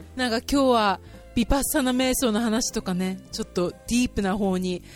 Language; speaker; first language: Japanese; native; Japanese